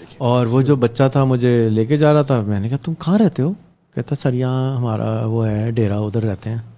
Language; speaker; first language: Urdu; native; Urdu